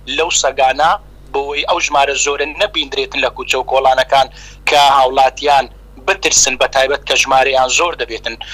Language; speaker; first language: Central Kurdish; native; Central Kurdish